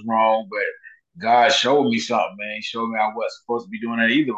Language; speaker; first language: English; native; English